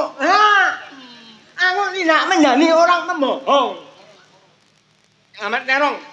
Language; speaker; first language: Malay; non-native, local second language; Javanese